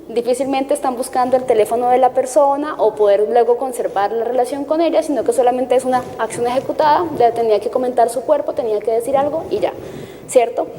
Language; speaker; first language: Spanish; native; Spanish